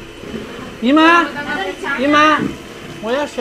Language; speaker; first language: Indonesian; non-native, learner; Chinese